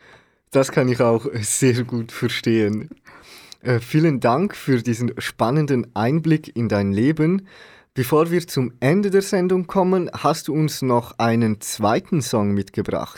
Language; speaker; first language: German; native; German